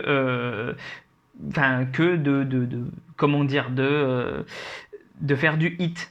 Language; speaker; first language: French; native; French